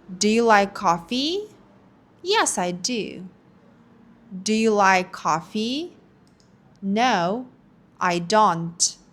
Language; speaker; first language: English; non-native, fluent; Ukrainian